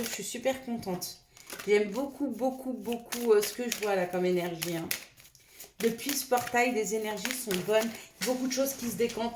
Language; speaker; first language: French; native; French